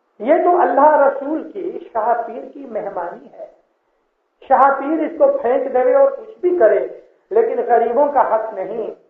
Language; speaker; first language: Urdu; non-native, local second language; Gujarati